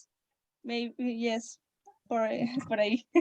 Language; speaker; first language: English; non-native, learner; Spanish